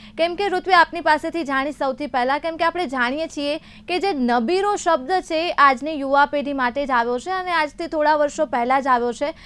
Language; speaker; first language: Gujarati; native; Gujarati